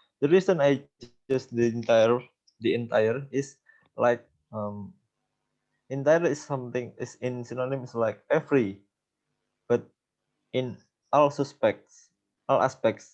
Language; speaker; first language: English; non-native, learner; Indonesian